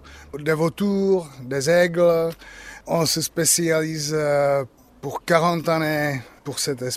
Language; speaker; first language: French; non-native, learner; Czech